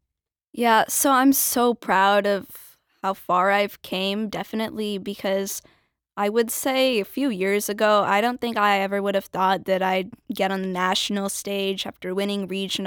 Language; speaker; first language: English; early bilingual, other home language; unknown